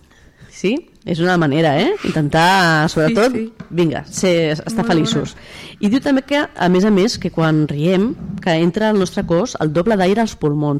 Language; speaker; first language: Catalan; native; Catalan